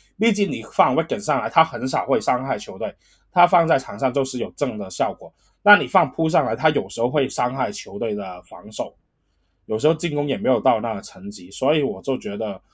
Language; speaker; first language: Chinese; non-native, local second language; Cantonese